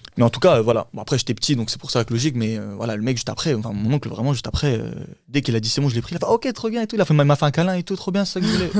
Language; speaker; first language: French; early bilingual, other home language; Turkish